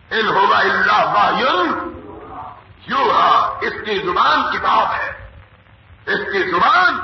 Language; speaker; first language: Urdu; non-native, local second language; Punjabi